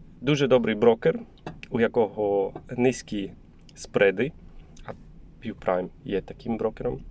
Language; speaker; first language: Ukrainian; non-native, learner; Polish